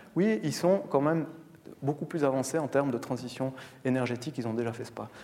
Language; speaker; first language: French; native; French